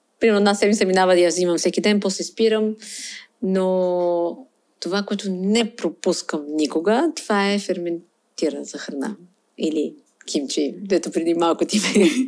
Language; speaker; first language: Bulgarian; non-native, fluent; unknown